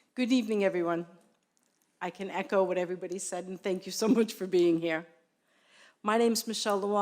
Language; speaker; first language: English; native; English